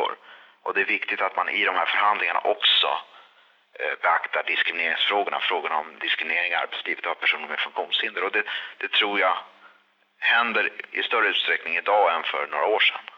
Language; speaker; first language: Swedish; native; Swedish